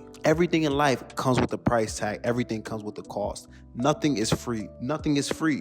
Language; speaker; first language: English; native; English